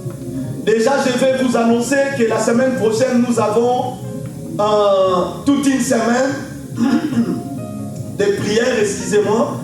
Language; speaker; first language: French; non-native, local second language; Lingala